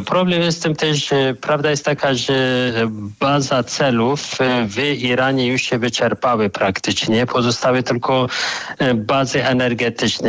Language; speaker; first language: Polish; non-native, fluent; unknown